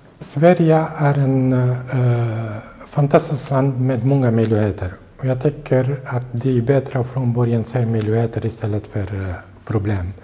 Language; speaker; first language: Swedish; non-native, fluent; Arabic